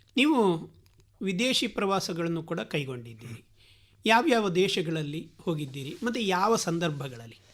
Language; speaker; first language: Kannada; native; Kannada